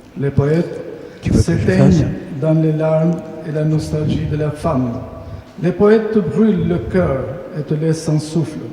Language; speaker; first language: French; non-native, fluent; Albanian